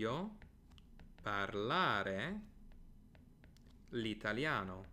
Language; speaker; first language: Italian; non-native, fluent; English